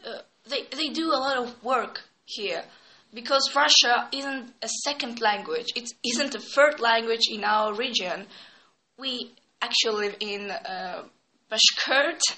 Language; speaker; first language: English; non-native, learner; Russian